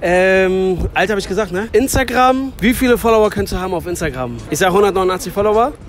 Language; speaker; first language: German; early bilingual, other home language; Turkish